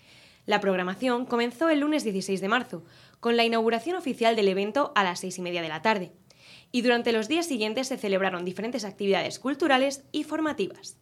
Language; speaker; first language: Spanish; native; Spanish